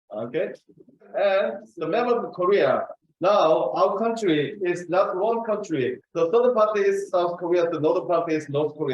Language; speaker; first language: English; non-native, fluent; Korean